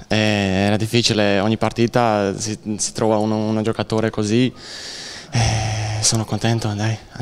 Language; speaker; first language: Italian; non-native, learner; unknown